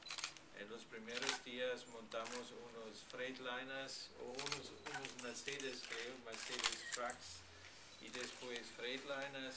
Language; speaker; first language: Spanish; non-native, fluent; German